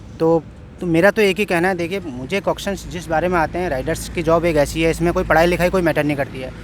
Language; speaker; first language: Hindi; native; Hindi